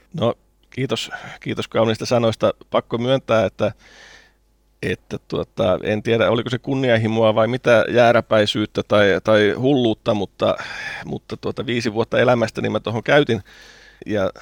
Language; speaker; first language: Finnish; native; Finnish